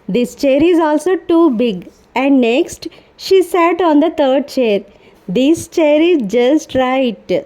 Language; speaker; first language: English; non-native, local second language; Telugu